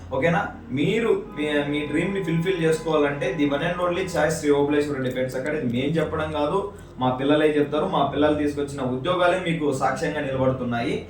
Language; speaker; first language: Telugu; native; Telugu